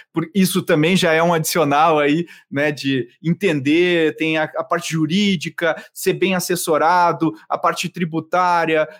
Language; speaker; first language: Portuguese; native; Portuguese